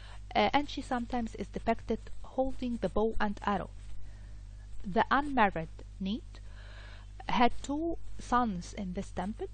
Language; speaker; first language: English; non-native, fluent; Arabic